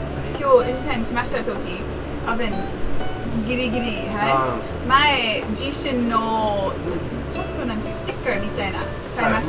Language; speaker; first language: Japanese; non-native, learner; English